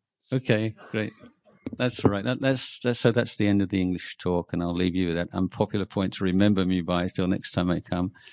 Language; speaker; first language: English; native; English